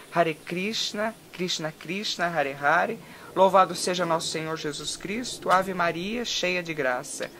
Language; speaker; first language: Portuguese; native; Portuguese